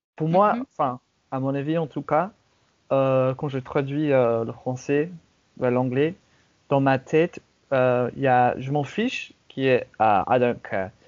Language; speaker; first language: French; non-native, fluent; English